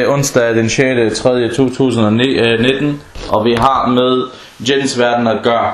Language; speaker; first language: Danish; non-native, fluent; Arabic